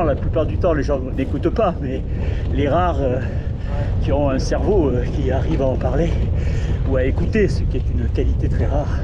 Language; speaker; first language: French; native; French